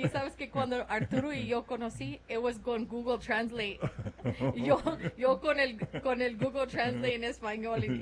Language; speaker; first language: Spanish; non-native, learner; English